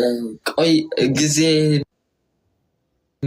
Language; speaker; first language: Amharic; non-native, learner; Tigrinya